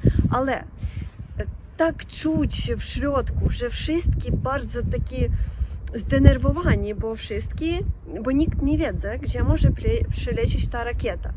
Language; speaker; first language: Polish; non-native, fluent; Russian